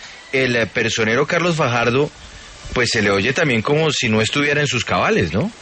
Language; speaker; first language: Spanish; native; Spanish